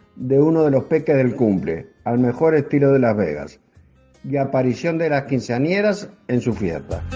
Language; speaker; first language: Spanish; native; Spanish